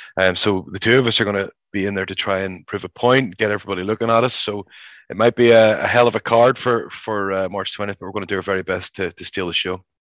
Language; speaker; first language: English; native; English